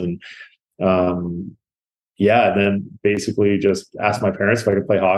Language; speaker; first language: English; native; English